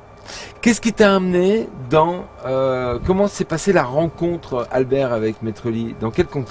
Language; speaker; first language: French; native; French